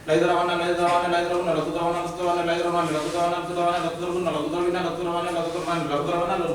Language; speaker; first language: Arabic; non-native, learner; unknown